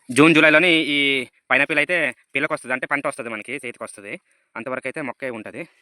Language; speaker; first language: Telugu; non-native, local second language; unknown